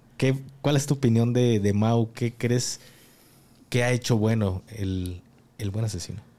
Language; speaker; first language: Spanish; native; Spanish